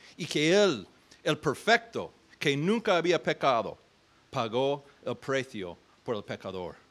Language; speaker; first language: Spanish; non-native, fluent; English